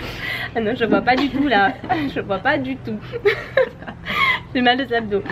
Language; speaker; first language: French; native; French